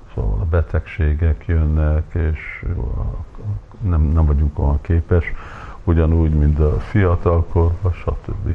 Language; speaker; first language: Hungarian; early bilingual, heritage; Hungarian